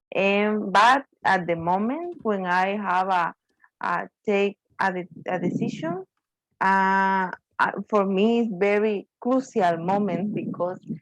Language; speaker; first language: English; non-native, learner; Spanish